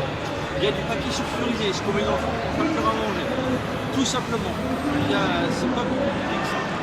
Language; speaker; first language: French; native; French